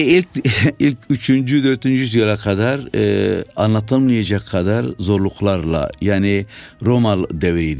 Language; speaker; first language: Turkish; non-native, local second language; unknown